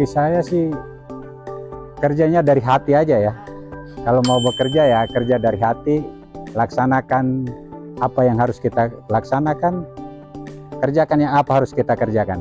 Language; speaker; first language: Indonesian; non-native, local second language; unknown